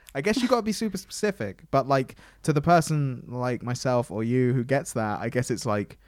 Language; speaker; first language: English; native; English